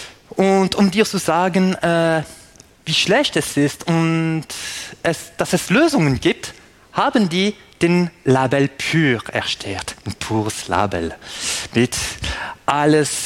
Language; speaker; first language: German; non-native, fluent; French